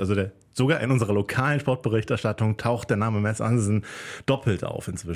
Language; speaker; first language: German; native; German